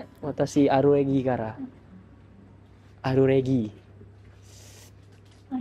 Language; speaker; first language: Japanese; non-native, learner; Indonesian